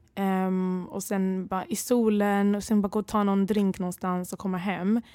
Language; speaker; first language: Swedish; early bilingual, other home language; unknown